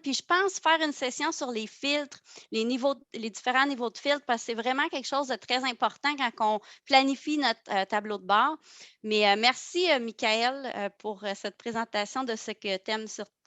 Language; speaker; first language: French; native; French